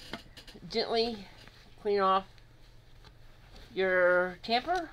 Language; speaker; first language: English; native; English